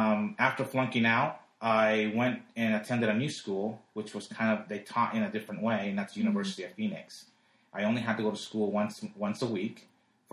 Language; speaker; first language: English; early bilingual, other home language; Spanish